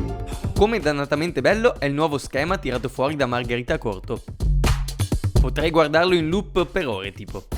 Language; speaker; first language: Italian; native; Italian